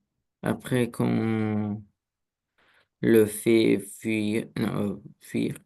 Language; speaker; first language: French; non-native, learner; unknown